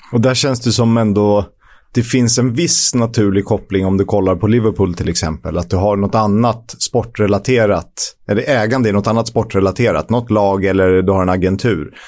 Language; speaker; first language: Swedish; native; Swedish